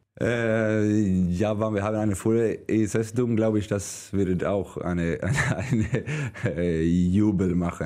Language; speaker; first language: German; non-native, learner; Swedish